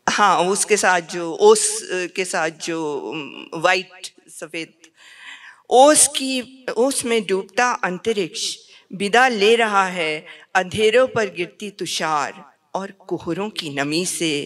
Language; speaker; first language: Hindi; native; Hindi